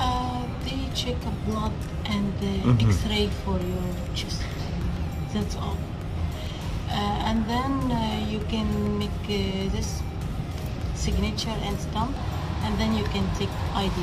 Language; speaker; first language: English; non-native, learner; Arabic